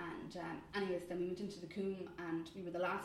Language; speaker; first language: English; native; English